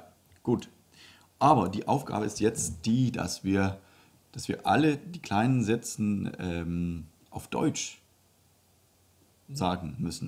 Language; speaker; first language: German; non-native, fluent; Danish